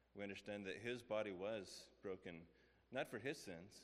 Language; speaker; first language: English; native; English